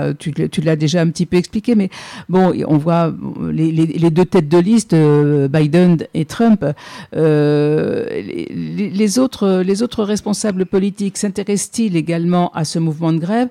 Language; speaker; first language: French; native; French